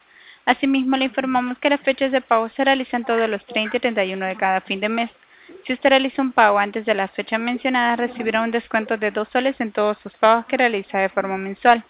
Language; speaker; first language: Spanish; native; Spanish